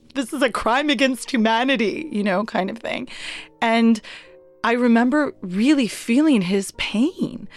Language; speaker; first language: English; native; English